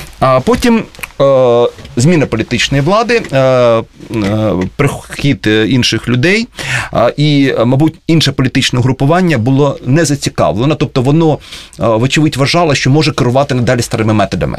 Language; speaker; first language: Ukrainian; native; Ukrainian